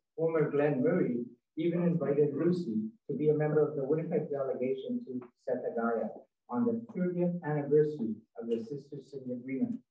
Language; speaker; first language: English; native; English